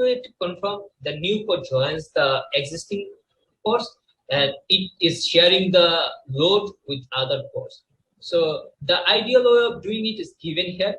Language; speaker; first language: English; non-native, local second language; Bangla